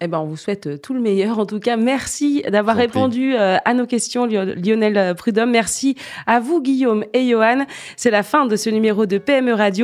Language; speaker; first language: French; native; French